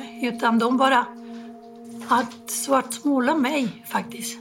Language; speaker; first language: Swedish; non-native, fluent; Spanish